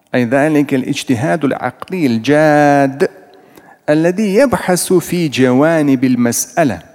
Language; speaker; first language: Arabic; non-native, fluent; Russian